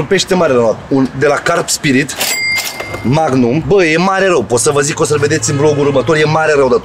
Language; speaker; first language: Romanian; native; Romanian